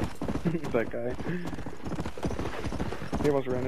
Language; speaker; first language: English; native; English